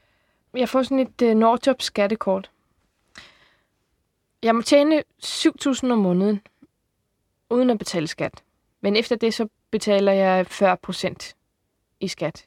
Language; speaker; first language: Danish; early bilingual, heritage; Icelandic